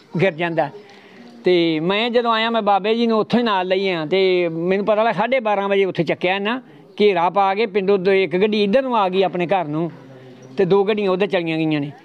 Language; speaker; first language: Punjabi; native; Punjabi